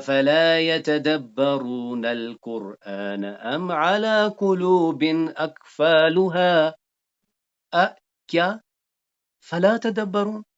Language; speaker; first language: Arabic; non-native, fluent; Urdu